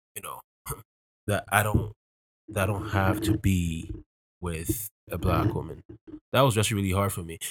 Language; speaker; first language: English; early bilingual, other home language; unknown